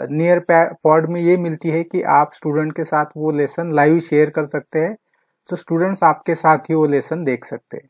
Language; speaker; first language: Hindi; non-native, local second language; Marathi